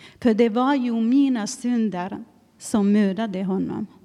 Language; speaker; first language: Swedish; non-native, fluent; Finnish